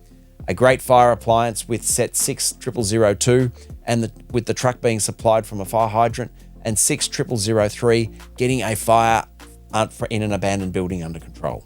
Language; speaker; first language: English; native; English